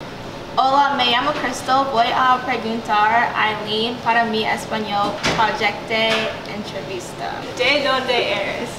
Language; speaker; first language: Spanish; non-native, learner; English